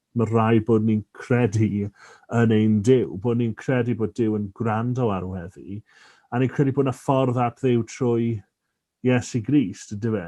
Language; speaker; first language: Welsh; native; Welsh